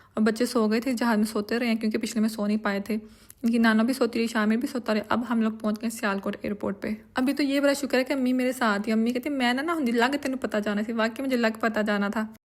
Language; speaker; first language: Urdu; non-native, local second language; Punjabi